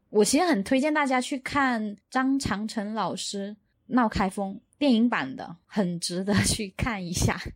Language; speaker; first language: Chinese; non-native, local second language; Min Nan Chinese